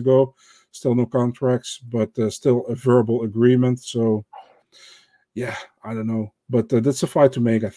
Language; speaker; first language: English; non-native, fluent; Dutch